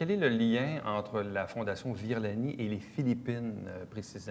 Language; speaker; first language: French; native; French